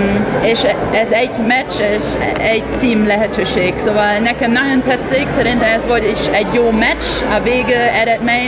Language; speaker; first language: Hungarian; non-native, learner; German